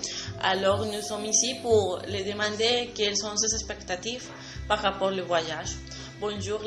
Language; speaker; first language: French; non-native, learner; Spanish